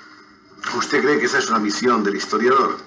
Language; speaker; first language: Spanish; native; Spanish